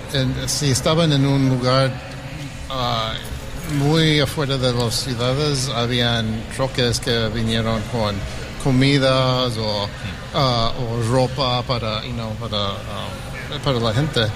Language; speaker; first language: Spanish; early bilingual, heritage; English